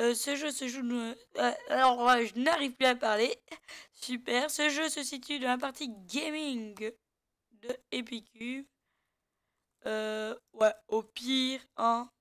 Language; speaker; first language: French; native; French